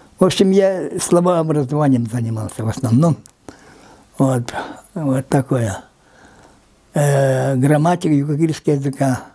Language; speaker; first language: Russian; non-native, local second language; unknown